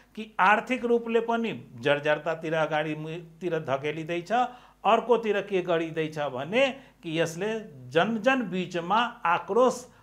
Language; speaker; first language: Nepali; non-native, local second language; Maithili